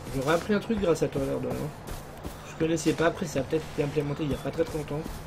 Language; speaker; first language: French; native; French